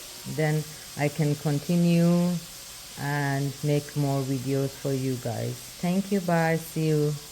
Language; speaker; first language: English; non-native, learner; Persian